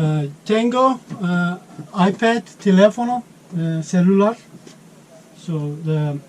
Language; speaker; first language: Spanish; non-native, learner; Turkish